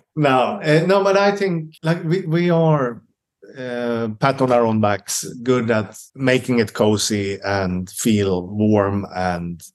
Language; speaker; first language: English; non-native, fluent; Swedish